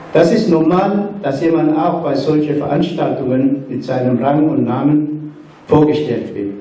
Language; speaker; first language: German; non-native, fluent; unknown